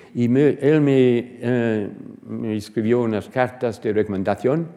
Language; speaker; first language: Spanish; non-native, fluent; English